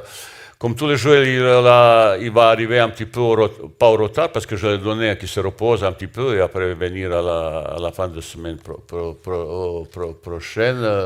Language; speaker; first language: French; non-native, learner; Bosnian